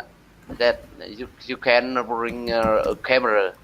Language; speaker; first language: English; non-native, learner; Vietnamese